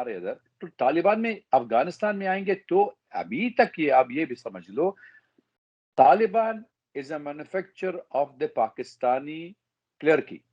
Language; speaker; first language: Hindi; non-native, fluent; Arabic